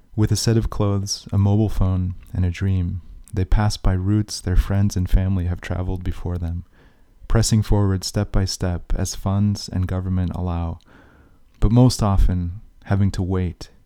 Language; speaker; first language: English; native; English